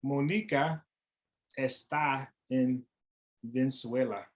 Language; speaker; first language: Spanish; non-native, learner; English